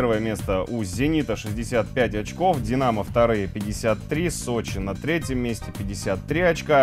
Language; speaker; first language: Russian; native; Russian